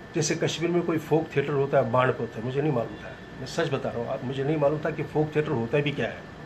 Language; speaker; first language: Hindi; native; Hindi